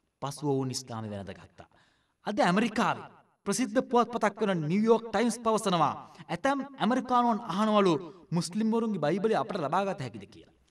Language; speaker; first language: Sinhala; non-native, local second language; Tamil